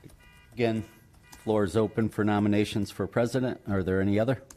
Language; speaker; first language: English; native; English